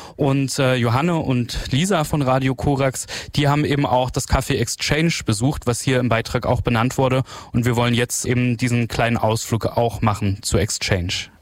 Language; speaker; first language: German; native; German